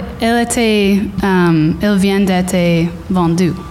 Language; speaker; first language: French; non-native, learner; English